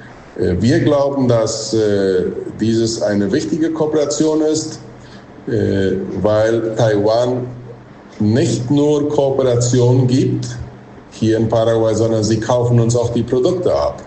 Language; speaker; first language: German; non-native, local second language; Plautdietsch